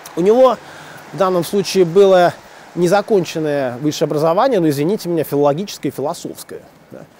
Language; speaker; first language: Russian; native; Russian